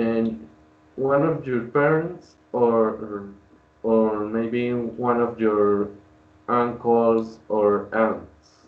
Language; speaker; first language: English; non-native, learner; Spanish